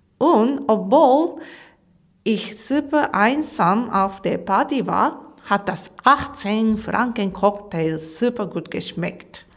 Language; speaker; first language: German; non-native, learner; Japanese